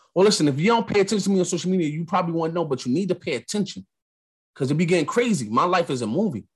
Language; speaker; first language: English; native; English